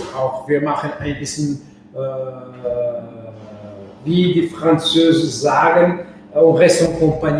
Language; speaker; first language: German; non-native, fluent; Arabic